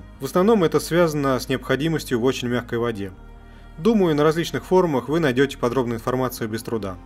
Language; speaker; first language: Russian; native; Russian